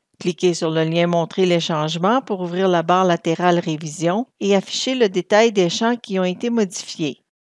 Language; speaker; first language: French; native; French